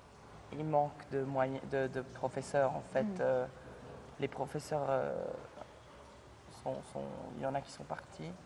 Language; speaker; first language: French; early bilingual, other home language; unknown